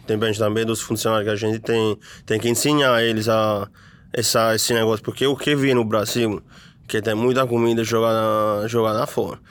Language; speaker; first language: Portuguese; non-native, fluent; Italian